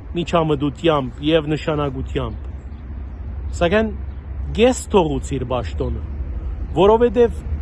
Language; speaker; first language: Armenian; early bilingual, heritage; Armenian